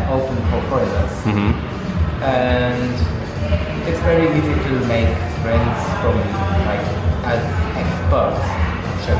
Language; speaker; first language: English; non-native, learner; Japanese